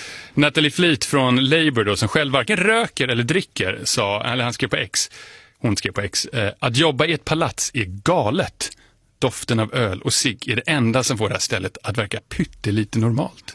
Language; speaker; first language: Swedish; native; Swedish